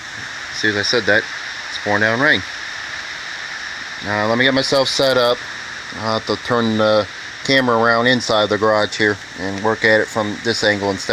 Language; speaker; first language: English; native; English